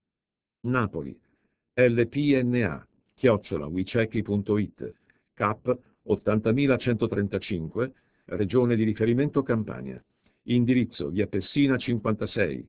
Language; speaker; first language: Italian; native; Italian